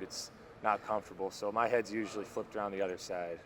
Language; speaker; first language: English; native; English